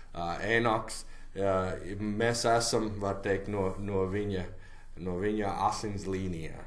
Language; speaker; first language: Latvian; non-native, learner; English